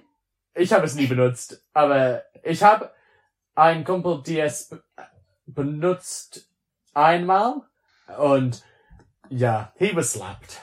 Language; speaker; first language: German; non-native, learner; English